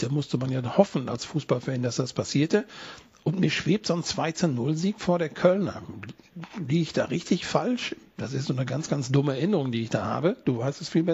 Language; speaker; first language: German; native; German